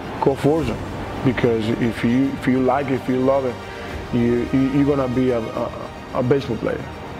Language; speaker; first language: English; non-native, learner; Spanish